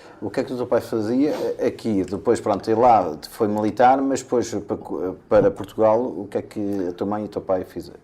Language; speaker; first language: Portuguese; native; Portuguese